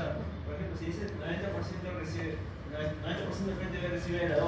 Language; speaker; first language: Spanish; native; Spanish